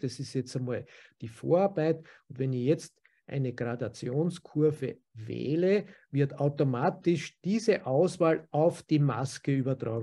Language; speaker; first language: German; native; German